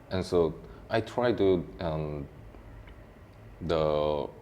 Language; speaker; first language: English; non-native, learner; Korean